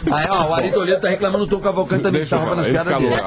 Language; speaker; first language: Portuguese; native; Portuguese